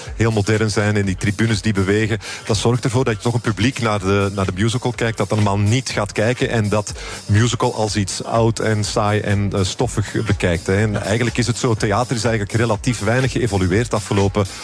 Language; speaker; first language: Dutch; native; Dutch